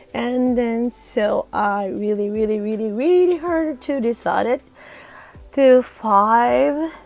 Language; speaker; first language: English; non-native, fluent; Japanese